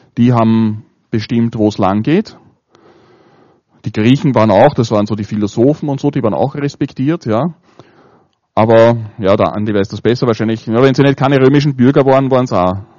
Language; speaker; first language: German; native; German